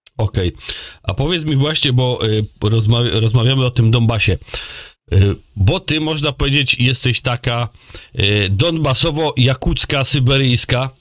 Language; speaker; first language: Polish; native; Polish